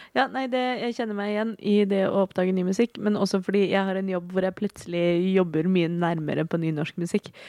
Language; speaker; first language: Norwegian; native; Norwegian